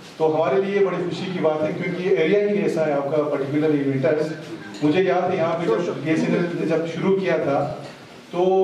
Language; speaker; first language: Hindi; non-native, local second language; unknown